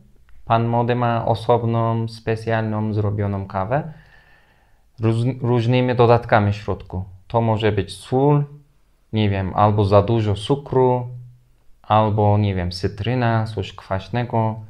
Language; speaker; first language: Polish; non-native, fluent; Turkish